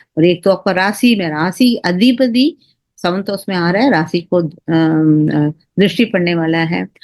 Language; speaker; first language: Hindi; non-native, local second language; Tamil